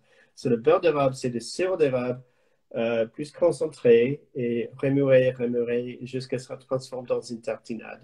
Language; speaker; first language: French; non-native, learner; English